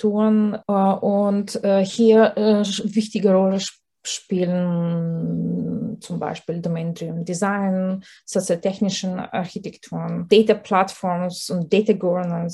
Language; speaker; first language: German; non-native, fluent; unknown